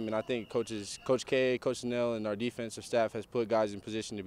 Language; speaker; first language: English; native; English